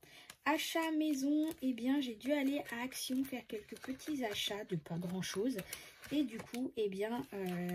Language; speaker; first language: French; native; French